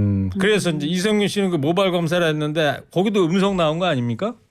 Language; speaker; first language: Korean; native; Korean